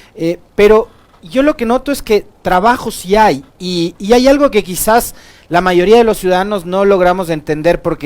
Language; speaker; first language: Spanish; native; Spanish